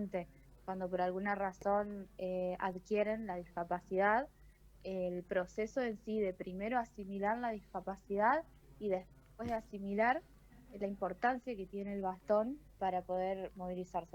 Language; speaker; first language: Spanish; native; Spanish